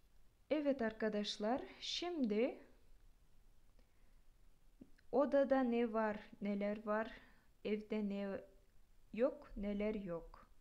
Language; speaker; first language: Turkish; non-native, fluent; Kyrgyz